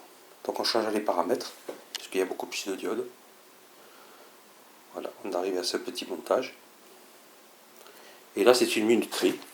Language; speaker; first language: French; native; French